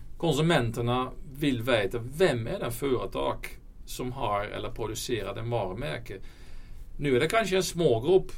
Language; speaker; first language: Swedish; non-native, fluent; Dutch